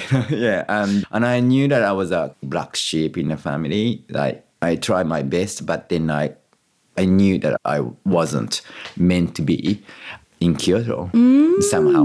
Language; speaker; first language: English; non-native, fluent; Japanese